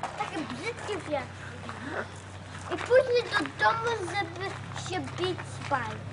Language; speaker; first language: Polish; early bilingual, other home language; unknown